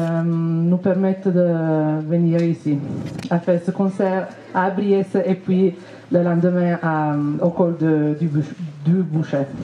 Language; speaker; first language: French; non-native, fluent; Italian